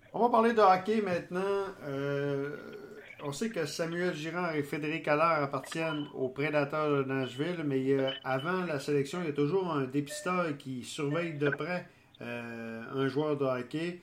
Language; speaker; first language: French; native; French